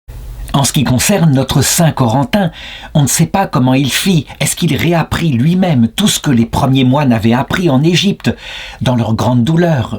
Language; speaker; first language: French; native; French